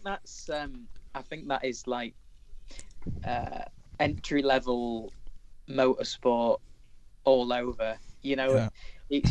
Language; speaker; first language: English; native; English